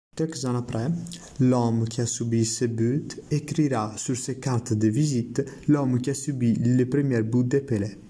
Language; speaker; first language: French; non-native, learner; Italian